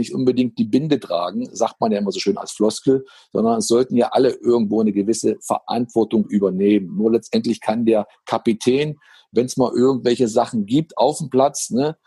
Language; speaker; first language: German; native; German